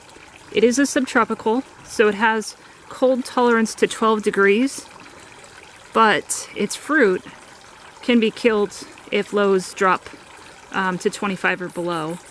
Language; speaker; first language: English; native; English